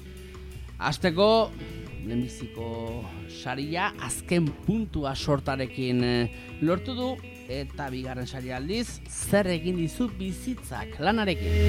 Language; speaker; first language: Basque; native; Basque